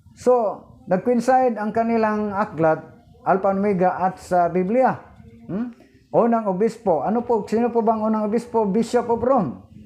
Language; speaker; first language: Filipino; non-native, local second language; Cebuano